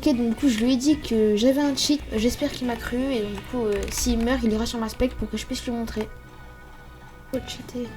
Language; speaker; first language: French; native; French